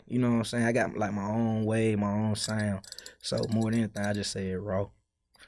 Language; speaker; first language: English; native; English